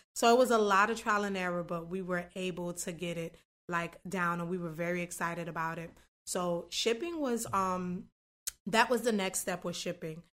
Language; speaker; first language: English; native; English